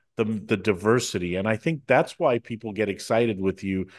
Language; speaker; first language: English; native; English